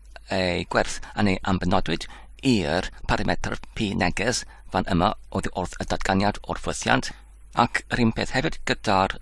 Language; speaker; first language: Welsh; non-native, learner; Polish